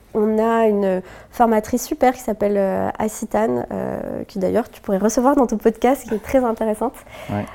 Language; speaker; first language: French; native; French